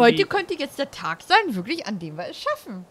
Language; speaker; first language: German; native; German